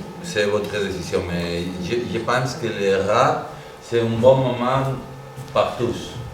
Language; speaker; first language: French; non-native, learner; Spanish